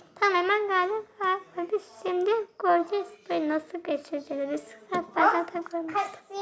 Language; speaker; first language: Turkish; early bilingual, heritage; Turkish